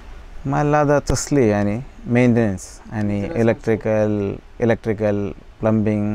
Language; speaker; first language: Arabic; non-native, learner; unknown